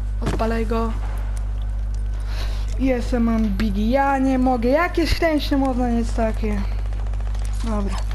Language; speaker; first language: Polish; early bilingual, heritage; German